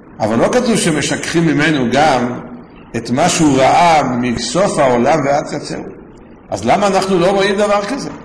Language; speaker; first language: Hebrew; native; Hebrew